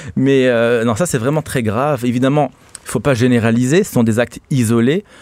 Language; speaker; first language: French; non-native, local second language; Arabic